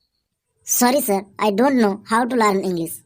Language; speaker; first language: English; non-native, learner; Bangla